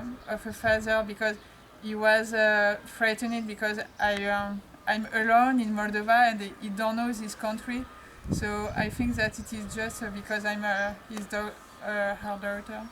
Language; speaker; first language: English; non-native, learner; French